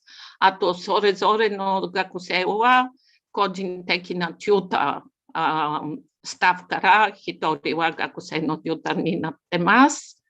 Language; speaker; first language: Japanese; non-native, learner; Bulgarian